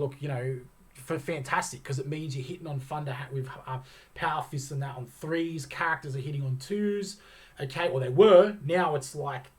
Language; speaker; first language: English; native; English